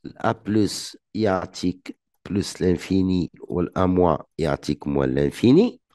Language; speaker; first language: French; non-native, local second language; Arabic